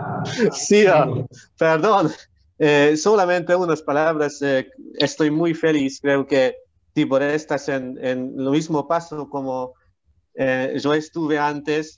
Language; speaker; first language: Spanish; non-native, learner; Hungarian